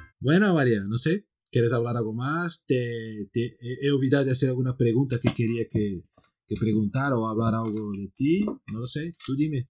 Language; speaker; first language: Spanish; non-native, fluent; Portuguese